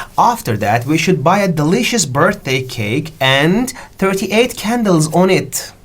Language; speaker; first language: English; non-native, fluent; Turkish